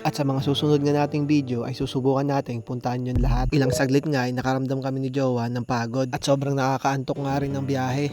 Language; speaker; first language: Filipino; non-native, local second language; Bikol